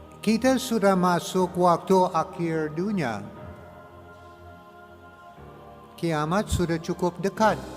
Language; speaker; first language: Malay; non-native, fluent; English